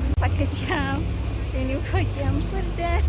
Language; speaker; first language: Turkish; non-native, learner; Indonesian